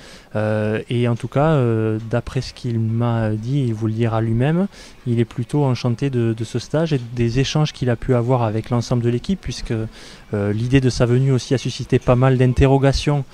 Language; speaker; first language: French; native; French